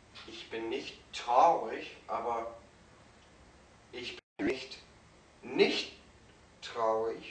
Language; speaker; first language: German; non-native, fluent; English